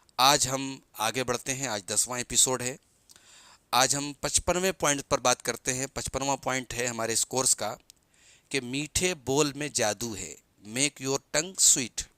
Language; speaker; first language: Urdu; native; Urdu